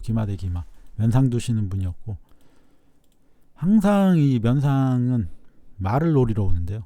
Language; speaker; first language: Korean; native; Korean